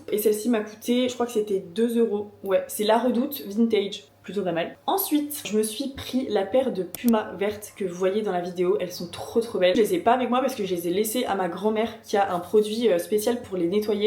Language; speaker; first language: French; native; French